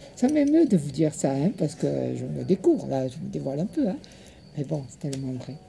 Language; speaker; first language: French; early bilingual, other home language; Italian